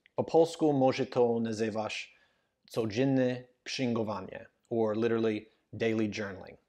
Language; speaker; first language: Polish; non-native, learner; English